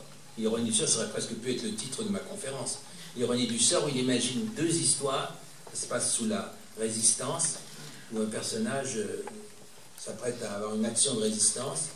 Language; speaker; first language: French; native; French